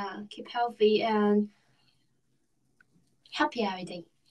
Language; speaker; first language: English; non-native, learner; Korean